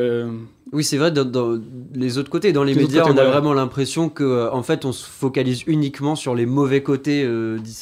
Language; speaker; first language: French; native; French